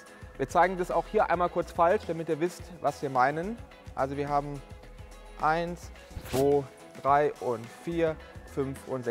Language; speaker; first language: German; native; German